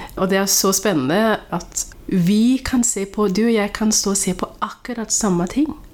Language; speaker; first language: Norwegian; early bilingual, other home language; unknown